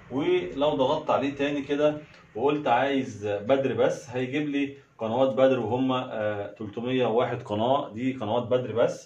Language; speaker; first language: Arabic; native; Arabic